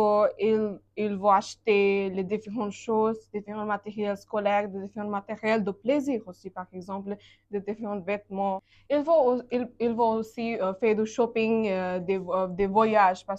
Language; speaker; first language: French; non-native, learner; Bangla